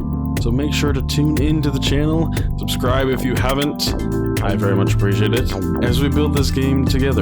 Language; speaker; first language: English; native; English